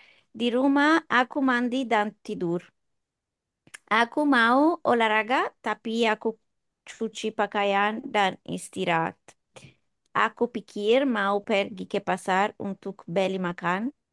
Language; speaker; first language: Indonesian; non-native, learner; English